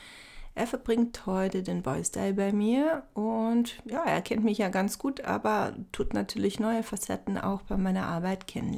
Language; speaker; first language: German; native; German